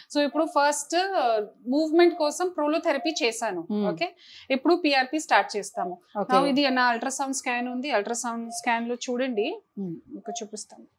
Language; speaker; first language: Telugu; non-native, fluent; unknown